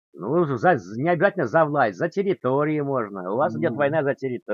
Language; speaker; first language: Russian; native; Russian